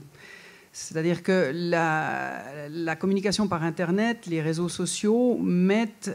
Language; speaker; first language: French; native; French